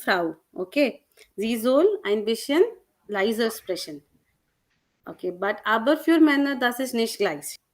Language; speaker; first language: German; non-native, learner; Hindi